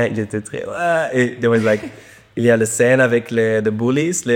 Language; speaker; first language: French; non-native, learner; Dutch